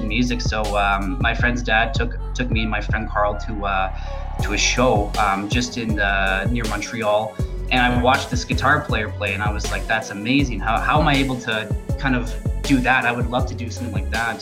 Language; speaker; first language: English; native; English